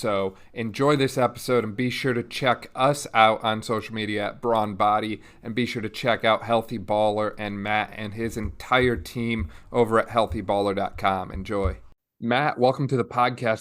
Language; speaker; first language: English; native; English